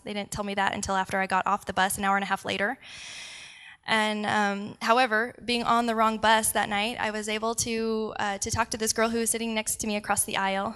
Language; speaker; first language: English; native; English